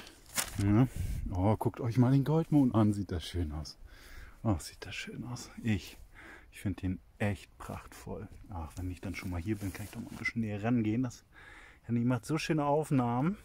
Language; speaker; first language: German; native; German